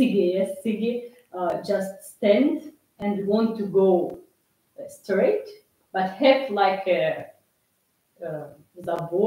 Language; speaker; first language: English; non-native, learner; Russian